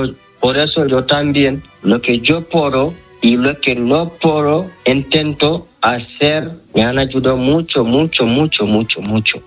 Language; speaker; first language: Spanish; non-native, learner; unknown